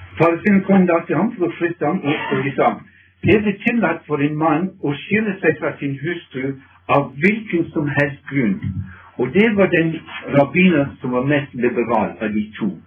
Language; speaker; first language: Norwegian; non-native, fluent; English